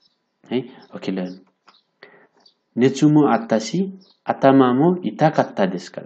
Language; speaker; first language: Japanese; non-native, fluent; Nepali